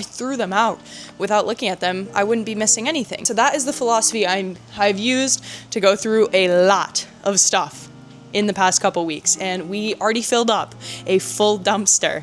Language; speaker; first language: English; native; English